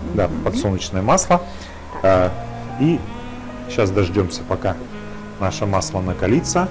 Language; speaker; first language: Russian; native; Russian